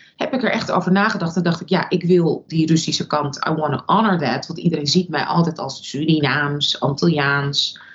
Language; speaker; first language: Dutch; early bilingual, other home language; Russian